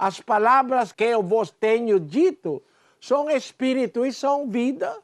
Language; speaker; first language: Portuguese; non-native, learner; Filipino